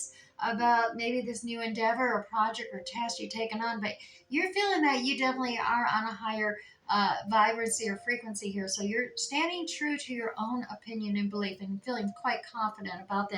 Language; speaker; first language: English; native; English